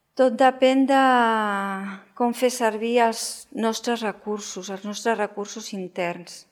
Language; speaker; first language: Catalan; non-native, local second language; Spanish